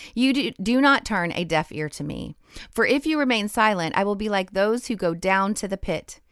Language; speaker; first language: English; native; English